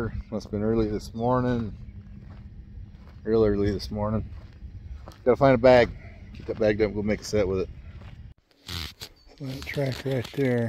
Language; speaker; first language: English; native; English